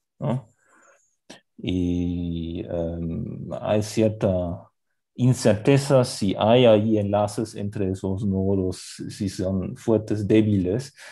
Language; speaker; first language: Spanish; non-native, fluent; German